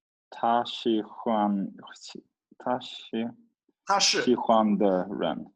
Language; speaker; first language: Chinese; non-native, learner; Swedish